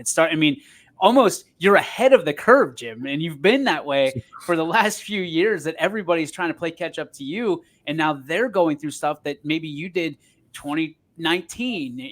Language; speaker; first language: English; native; English